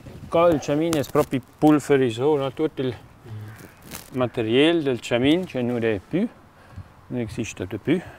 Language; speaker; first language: Italian; non-native, local second language; German